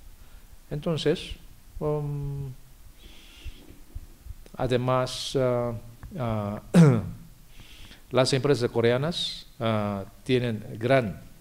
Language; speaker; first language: Spanish; non-native, fluent; Korean